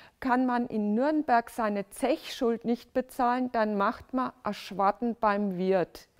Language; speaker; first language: German; native; German